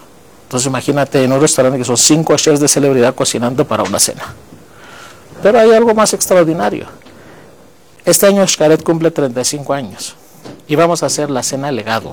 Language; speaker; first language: Spanish; non-native, fluent; Greek